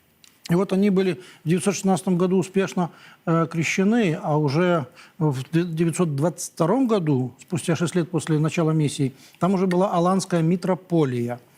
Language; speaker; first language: Russian; native; Russian